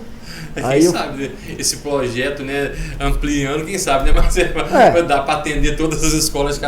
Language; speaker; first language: Portuguese; native; Portuguese